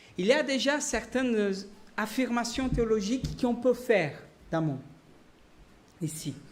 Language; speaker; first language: French; non-native, fluent; Portuguese